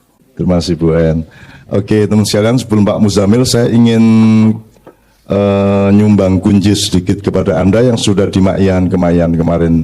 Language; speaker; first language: Indonesian; native; Indonesian